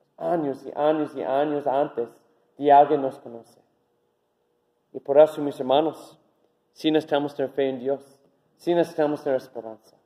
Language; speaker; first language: Spanish; non-native, learner; English